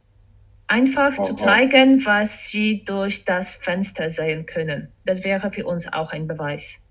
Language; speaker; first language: German; non-native, fluent; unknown